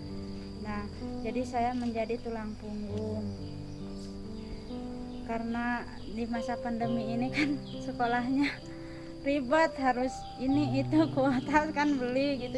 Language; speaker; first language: Indonesian; non-native, local second language; Javanese